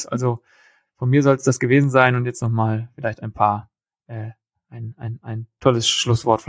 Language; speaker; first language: German; native; German